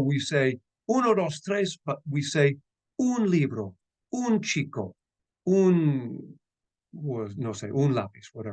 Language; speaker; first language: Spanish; non-native, fluent; English